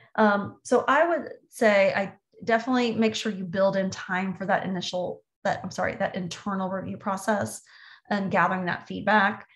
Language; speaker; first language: English; native; English